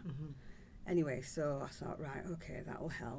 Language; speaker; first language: English; native; English